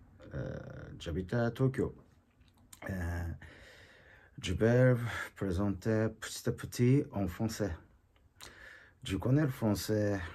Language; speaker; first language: French; non-native, learner; Japanese